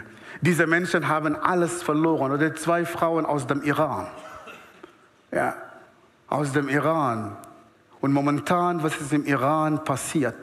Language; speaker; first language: German; non-native, fluent; Arabic